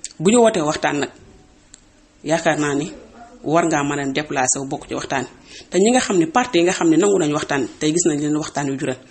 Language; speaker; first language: Wolof; native; Wolof